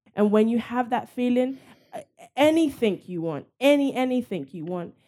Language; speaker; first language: English; native; English